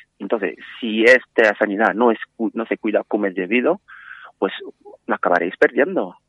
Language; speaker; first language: Spanish; non-native, fluent; French